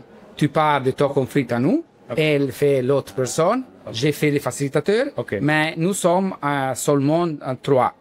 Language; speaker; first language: French; non-native, learner; Italian